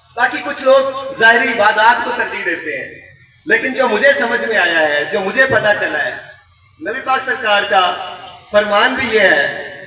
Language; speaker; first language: Urdu; non-native, local second language; Punjabi